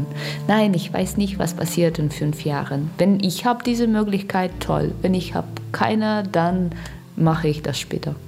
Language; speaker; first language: German; non-native, learner; Russian